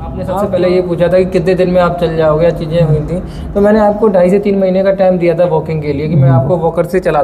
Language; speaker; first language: Hindi; native; Hindi